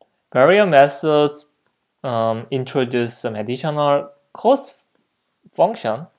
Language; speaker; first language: English; non-native, fluent; Korean